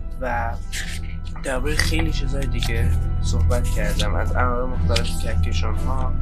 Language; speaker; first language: Persian; native; Persian